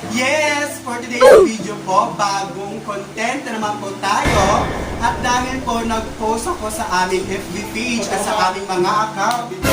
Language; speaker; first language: Filipino; non-native, local second language; Waray